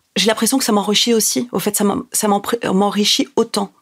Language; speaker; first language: French; non-native, local second language; Arabic